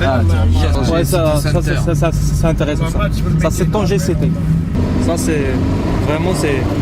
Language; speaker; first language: French; non-native, learner; Arabic